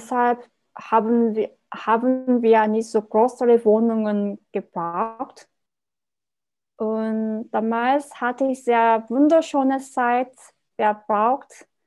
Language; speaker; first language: German; non-native, learner; Korean